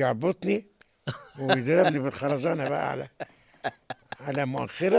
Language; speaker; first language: Arabic; native; Arabic